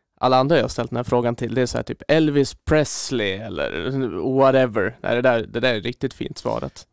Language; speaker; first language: Swedish; native; Swedish